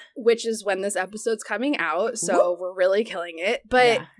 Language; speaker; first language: English; early bilingual, other home language; Spanish